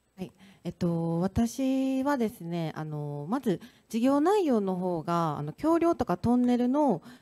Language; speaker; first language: Japanese; native; Japanese